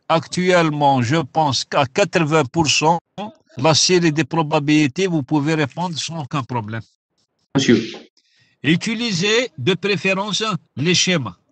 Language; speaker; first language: French; non-native, local second language; Arabic